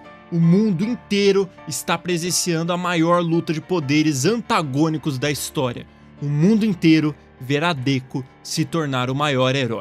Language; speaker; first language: Portuguese; native; Portuguese